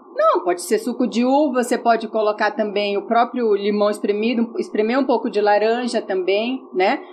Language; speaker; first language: Portuguese; native; Portuguese